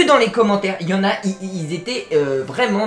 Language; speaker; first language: French; native; French